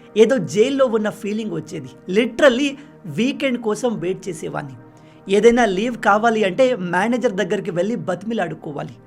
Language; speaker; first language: Telugu; non-native, local second language; Lambadi